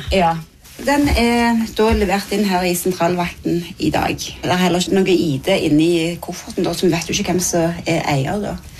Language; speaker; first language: Norwegian; native; Norwegian